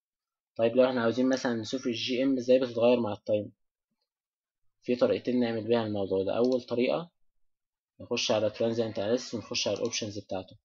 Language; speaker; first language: Arabic; native; Arabic